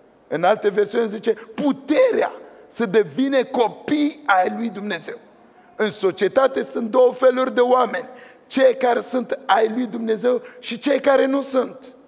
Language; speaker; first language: Romanian; non-native, fluent; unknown